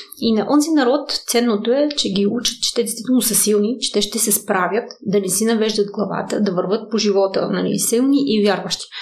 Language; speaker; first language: Bulgarian; early bilingual, heritage; Russian